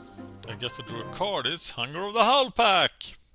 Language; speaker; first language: English; non-native, fluent; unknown